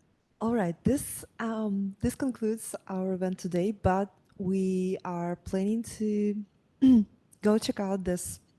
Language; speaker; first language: English; non-native, fluent; Russian